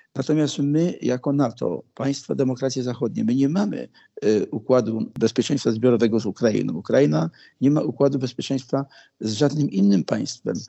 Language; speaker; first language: Polish; native; Polish